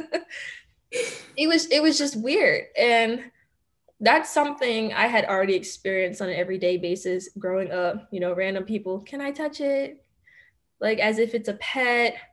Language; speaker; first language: English; native; English